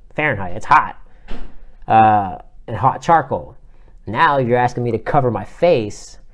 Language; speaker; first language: English; native; English